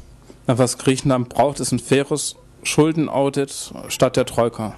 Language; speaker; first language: German; native; German